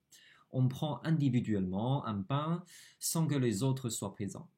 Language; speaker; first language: French; non-native, fluent; Chinese